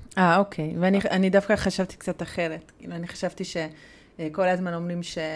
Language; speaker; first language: Hebrew; non-native, fluent; Hungarian